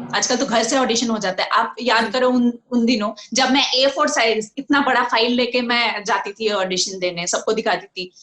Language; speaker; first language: Hindi; non-native, local second language; Bangla